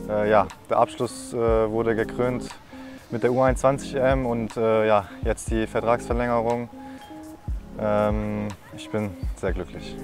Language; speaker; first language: German; non-native, fluent; Japanese